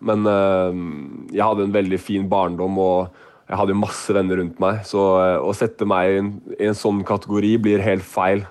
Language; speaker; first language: Norwegian; native; Norwegian